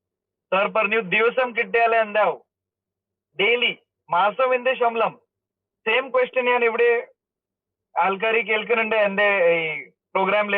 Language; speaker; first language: Malayalam; early bilingual, heritage; Malayalam